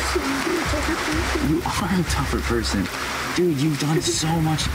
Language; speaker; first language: English; native; English